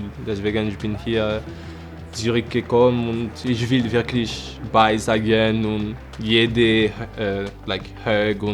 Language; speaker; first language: German; non-native, learner; French